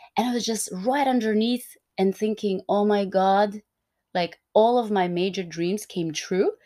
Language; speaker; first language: English; non-native, fluent; Turkmen